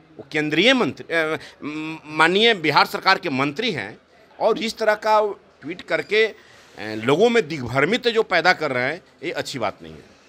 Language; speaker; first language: Hindi; native; Hindi